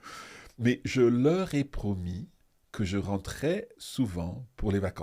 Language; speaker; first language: French; non-native, fluent; English